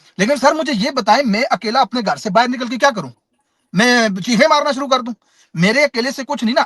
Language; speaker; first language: Urdu; non-native, local second language; Pashto